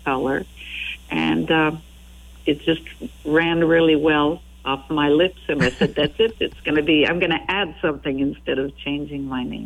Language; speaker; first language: English; non-native, fluent; French